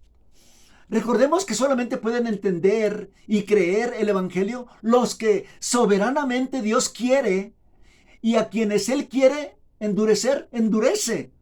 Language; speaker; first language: Spanish; native; Spanish